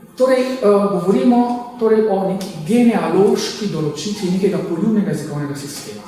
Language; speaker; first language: Slovenian; native; Slovenian